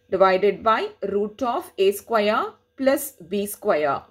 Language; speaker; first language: English; non-native, local second language; Tamil